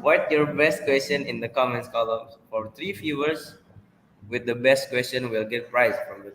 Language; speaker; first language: English; non-native, learner; Indonesian